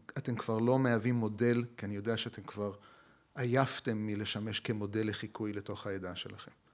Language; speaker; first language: Hebrew; native; Hebrew